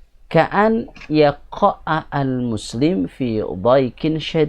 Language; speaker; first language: Arabic; non-native, fluent; Indonesian